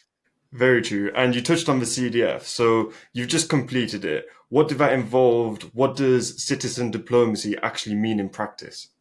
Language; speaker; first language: English; early bilingual, other home language; Albanian